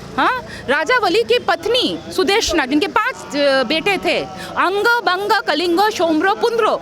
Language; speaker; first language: Hindi; non-native, local second language; Bangla